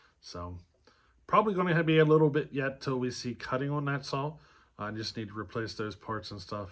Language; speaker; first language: English; native; English